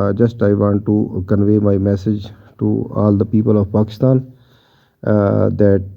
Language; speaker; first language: English; non-native, local second language; Urdu